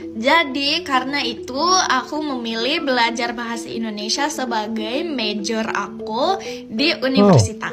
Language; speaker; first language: Indonesian; non-native, fluent; English